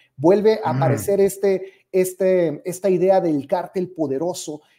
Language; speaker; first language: Spanish; native; Spanish